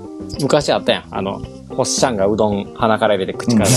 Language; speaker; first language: Japanese; native; Japanese